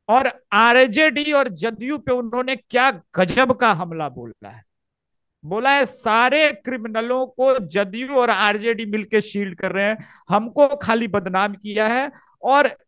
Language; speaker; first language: Hindi; native; Hindi